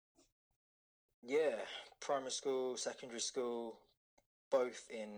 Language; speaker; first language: English; native; English